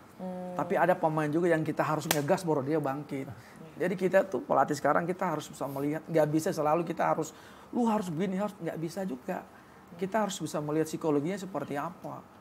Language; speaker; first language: Indonesian; native; Indonesian